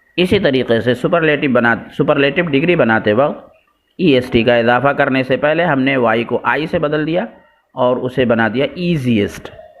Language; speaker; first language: Urdu; native; Urdu